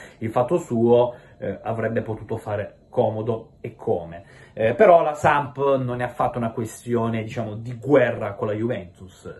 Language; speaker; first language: Italian; native; Italian